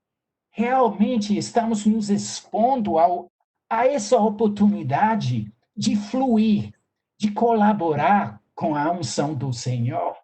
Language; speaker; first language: Portuguese; non-native, fluent; English